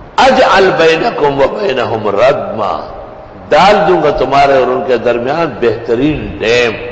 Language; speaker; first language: Urdu; non-native, local second language; Pashto